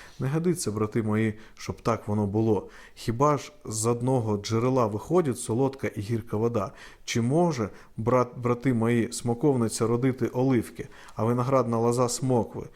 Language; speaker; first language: Ukrainian; non-native, local second language; Russian